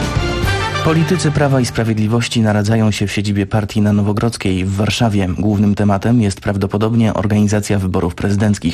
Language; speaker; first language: Polish; native; Polish